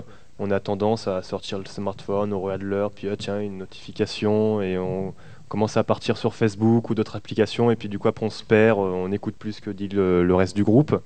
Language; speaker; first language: French; native; French